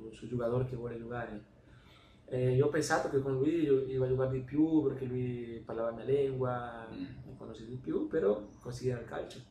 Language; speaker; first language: Italian; non-native, learner; Spanish